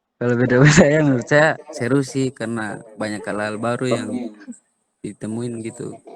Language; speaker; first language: Indonesian; native; Indonesian